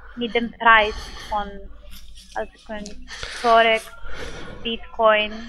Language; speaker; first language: German; non-native, learner; Spanish